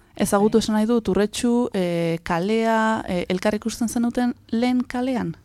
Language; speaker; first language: Basque; native; Basque